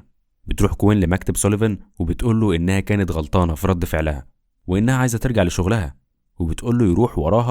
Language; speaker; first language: Arabic; native; Arabic